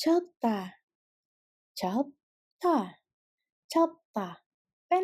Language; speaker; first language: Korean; non-native, fluent; Indonesian